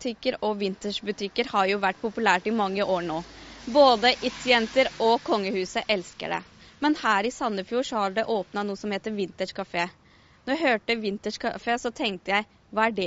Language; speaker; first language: Norwegian; native; Norwegian